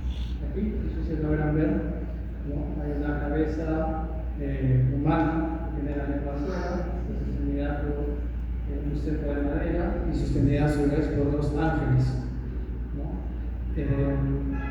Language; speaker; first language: Spanish; native; Spanish